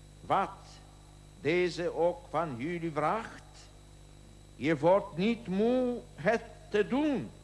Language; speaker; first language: Dutch; non-native, learner; Polish